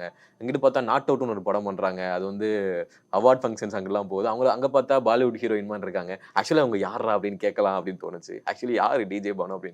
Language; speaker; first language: Tamil; native; Tamil